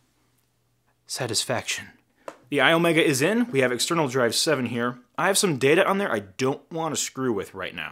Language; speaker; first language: English; native; English